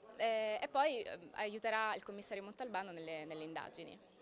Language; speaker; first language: Italian; native; Italian